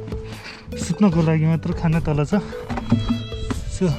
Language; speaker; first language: Nepali; non-native, local second language; Tibetan